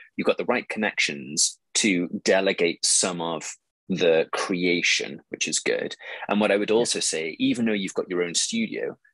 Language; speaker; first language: English; native; English